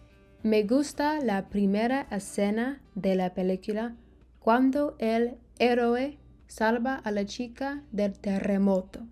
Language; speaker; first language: Spanish; non-native, learner; English